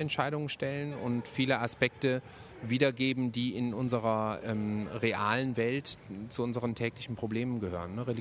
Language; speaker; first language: German; native; German